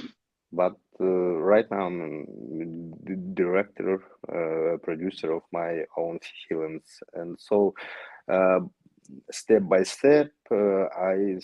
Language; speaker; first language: English; non-native, learner; Yakut